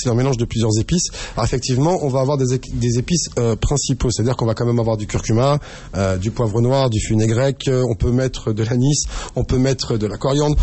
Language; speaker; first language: French; native; French